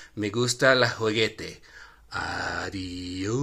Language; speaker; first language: Spanish; non-native, learner; English